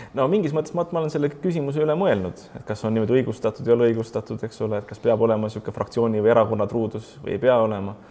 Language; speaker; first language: Estonian; native; Estonian